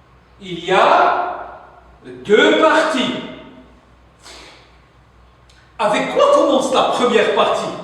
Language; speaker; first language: French; non-native, local second language; Arabic